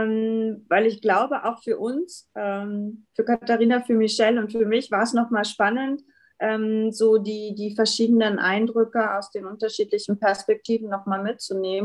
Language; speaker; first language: German; native; German